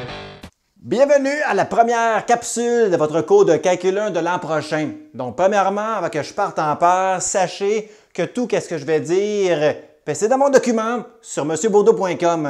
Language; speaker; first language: French; native; French